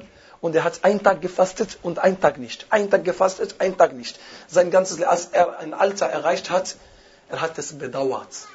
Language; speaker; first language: German; non-native, fluent; Arabic